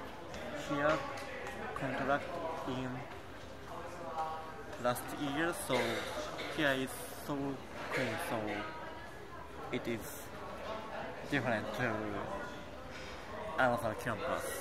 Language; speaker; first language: English; non-native, learner; Japanese